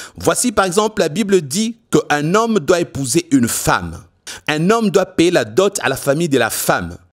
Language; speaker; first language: French; non-native, local second language; Lingala